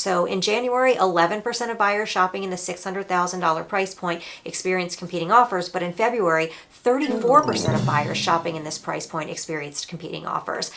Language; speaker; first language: English; native; English